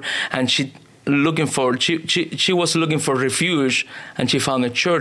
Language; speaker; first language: English; non-native, learner; Spanish